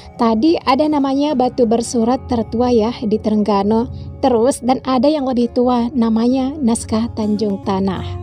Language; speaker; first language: Indonesian; native; Indonesian